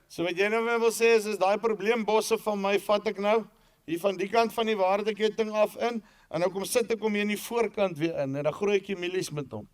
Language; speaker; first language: Afrikaans; native; Afrikaans